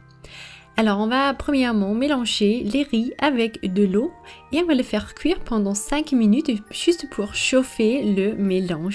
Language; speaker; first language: French; non-native, fluent; Danish